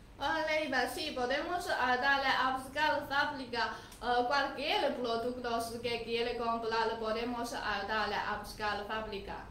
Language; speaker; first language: Spanish; non-native, learner; Chinese